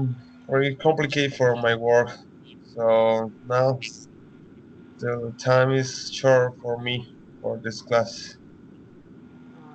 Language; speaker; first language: English; non-native, learner; Spanish